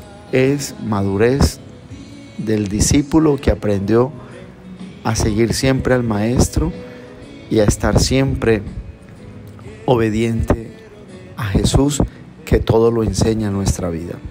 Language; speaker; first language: Spanish; native; Spanish